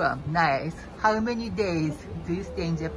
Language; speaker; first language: English; non-native, learner; Japanese